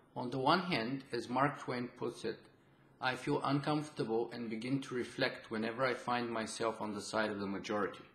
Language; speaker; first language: English; non-native, fluent; Bulgarian